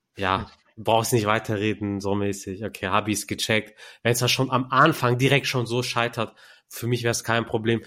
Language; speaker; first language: German; early bilingual, other home language; Turkish